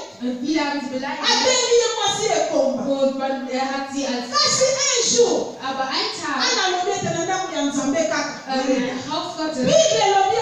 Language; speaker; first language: German; non-native, fluent; Lingala